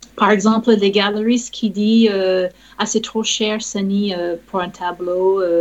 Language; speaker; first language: French; non-native, fluent; English